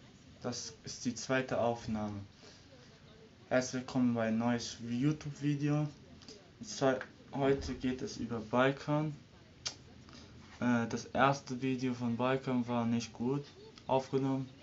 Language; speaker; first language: German; early bilingual, other home language; Serbian